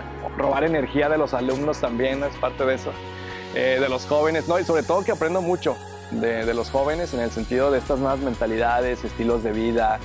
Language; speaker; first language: Spanish; native; Spanish